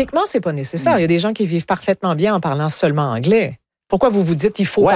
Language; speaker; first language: French; native; French